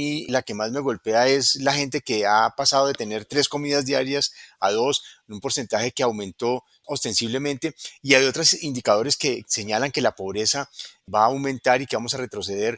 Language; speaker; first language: Spanish; native; Spanish